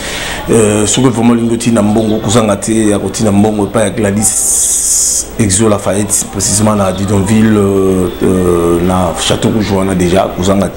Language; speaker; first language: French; non-native, local second language; Lingala